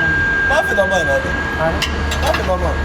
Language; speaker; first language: Arabic; non-native, learner; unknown